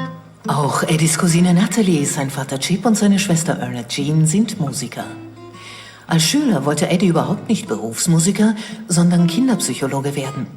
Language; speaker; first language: German; native; German